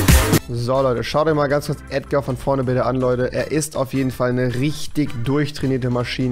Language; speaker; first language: German; native; German